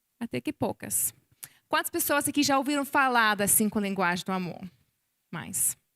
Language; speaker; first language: Portuguese; non-native, fluent; English